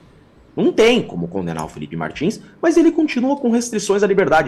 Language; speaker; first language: Portuguese; native; Portuguese